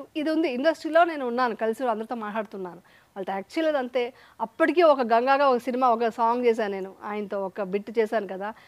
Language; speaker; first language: Telugu; native; Telugu